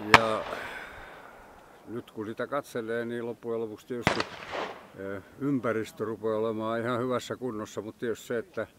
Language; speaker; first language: Finnish; native; Finnish